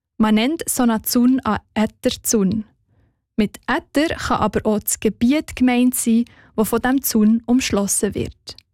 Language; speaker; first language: German; native; German